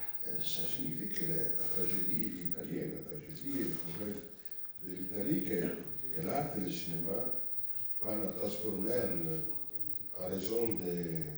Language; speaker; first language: French; non-native, learner; Italian